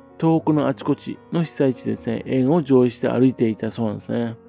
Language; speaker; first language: Japanese; native; Japanese